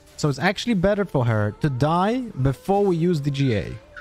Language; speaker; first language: English; non-native, fluent; Polish